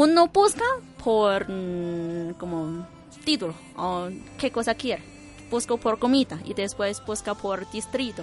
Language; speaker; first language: Spanish; non-native, fluent; Chinese